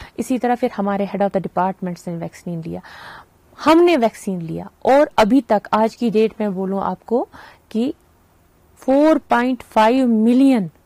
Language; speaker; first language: Hindi; non-native, local second language; Kashmiri